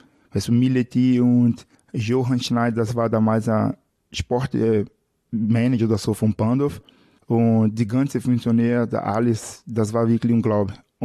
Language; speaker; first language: German; non-native, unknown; Portuguese